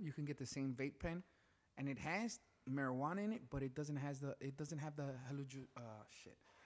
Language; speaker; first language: English; early bilingual, other home language; Spanish